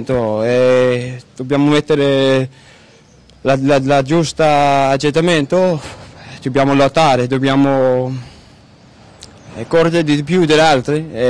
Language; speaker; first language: Italian; non-native, learner; Danish